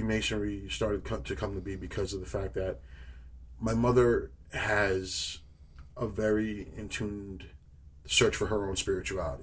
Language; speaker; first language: English; native; English